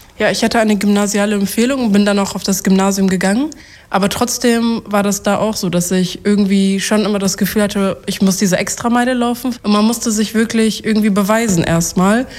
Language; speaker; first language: German; early bilingual, other home language; Kurdish